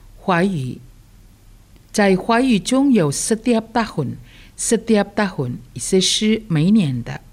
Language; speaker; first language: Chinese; early bilingual, heritage; Chinese